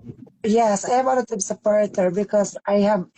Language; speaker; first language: English; non-native, learner; Filipino